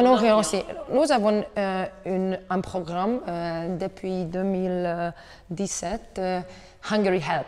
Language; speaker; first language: French; non-native, learner; Hungarian